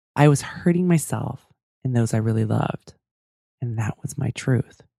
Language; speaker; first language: English; native; English